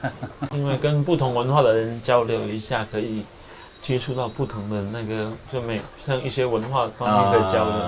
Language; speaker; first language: Chinese; native; Chinese